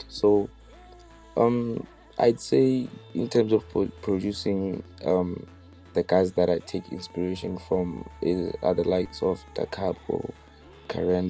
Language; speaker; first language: English; non-native, local second language; Southern Sotho